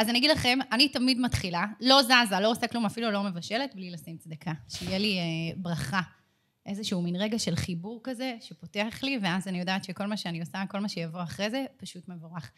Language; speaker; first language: Hebrew; native; Hebrew